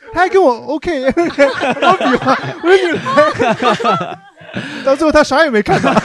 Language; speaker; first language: Chinese; non-native, local second language; Wu Chinese